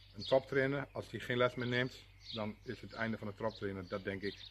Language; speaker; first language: Dutch; native; Dutch